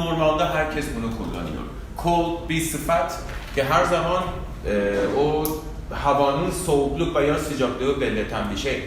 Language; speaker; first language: Turkish; non-native, fluent; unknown